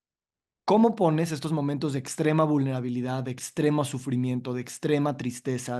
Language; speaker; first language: Spanish; native; Spanish